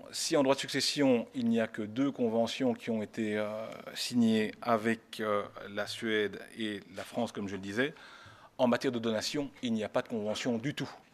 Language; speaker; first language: French; native; French